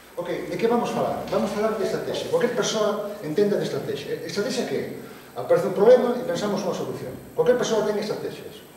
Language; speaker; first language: Galician; non-native, local second language; Spanish